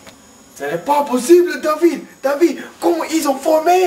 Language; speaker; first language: French; non-native, learner; English